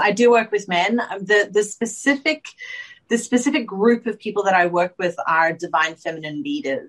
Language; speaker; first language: English; native; English